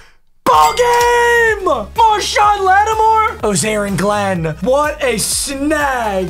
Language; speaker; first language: English; native; English